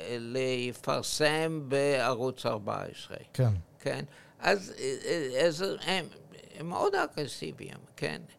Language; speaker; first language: Hebrew; non-native, fluent; English